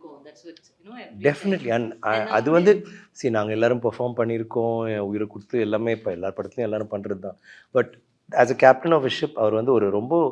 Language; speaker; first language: Tamil; native; Tamil